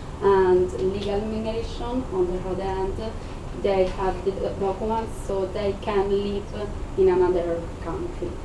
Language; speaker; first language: English; non-native, fluent; Italian